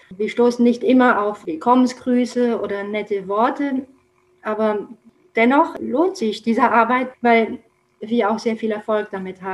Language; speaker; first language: German; non-native, fluent; Romanian